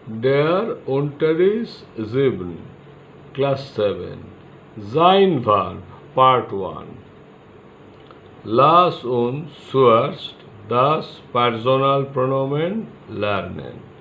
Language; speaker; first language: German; non-native, learner; Bangla